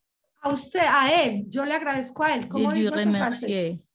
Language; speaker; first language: Spanish; native; Spanish